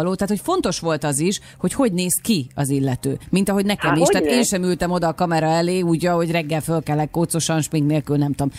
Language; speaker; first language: Hungarian; native; Hungarian